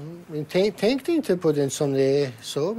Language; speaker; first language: Swedish; non-native, learner; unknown